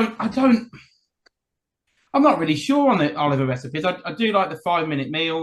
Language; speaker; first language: English; native; English